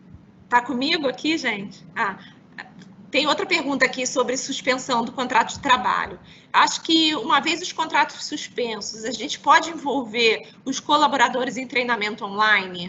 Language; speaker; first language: Portuguese; native; Portuguese